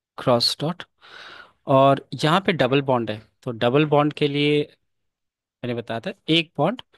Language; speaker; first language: Hindi; native; Hindi